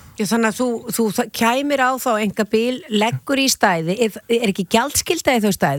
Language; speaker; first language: Icelandic; native; Icelandic